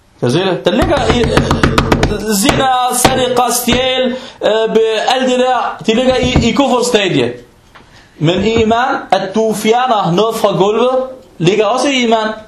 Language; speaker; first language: Danish; non-native, fluent; Arabic